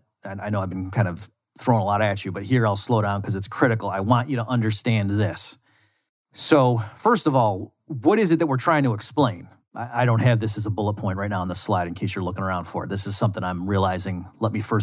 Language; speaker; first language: English; native; English